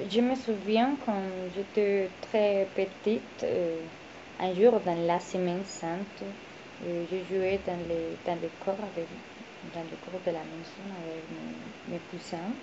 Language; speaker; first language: French; non-native, learner; Spanish